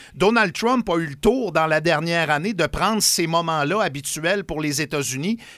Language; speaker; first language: French; native; French